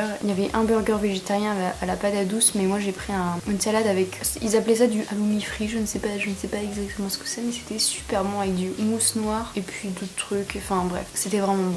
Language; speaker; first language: French; native; French